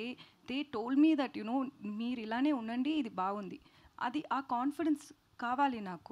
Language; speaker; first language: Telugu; non-native, learner; Tamil